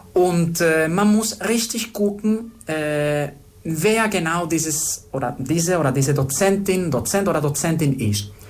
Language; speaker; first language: German; non-native, fluent; Spanish